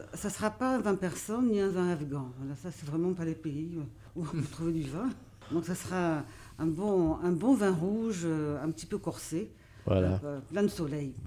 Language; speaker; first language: French; native; French